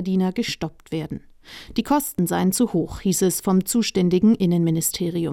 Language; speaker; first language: German; native; German